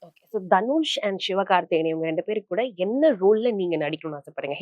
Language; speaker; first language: Tamil; native; Tamil